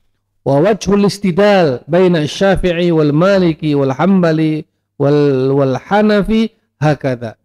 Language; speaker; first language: Arabic; non-native, fluent; Indonesian